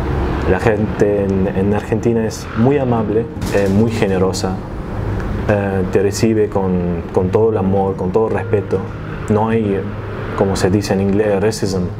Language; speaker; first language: Spanish; non-native, fluent; Arabic